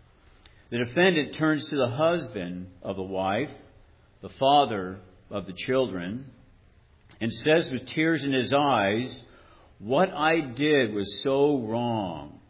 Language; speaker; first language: English; native; English